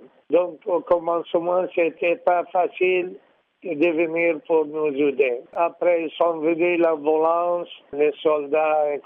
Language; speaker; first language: French; non-native, learner; Arabic